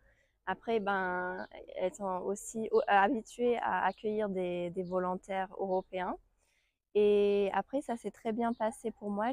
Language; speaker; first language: French; non-native, fluent; German